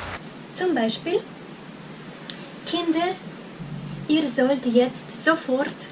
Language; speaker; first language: German; non-native, fluent; Russian